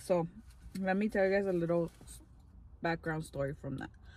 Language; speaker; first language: English; early bilingual, other home language; Spanish